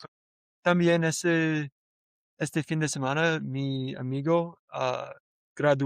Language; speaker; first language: Spanish; non-native, learner; English